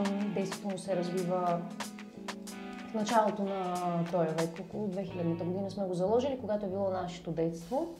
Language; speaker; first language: Bulgarian; native; Bulgarian